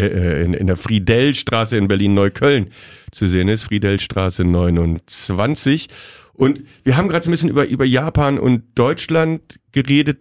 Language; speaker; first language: German; native; German